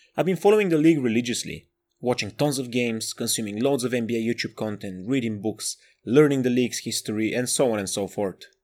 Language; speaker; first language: English; non-native, fluent; Bulgarian